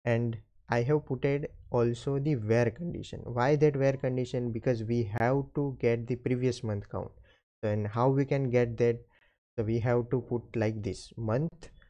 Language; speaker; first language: English; non-native, local second language; Gujarati